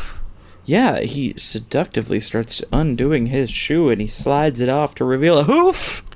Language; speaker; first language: English; native; English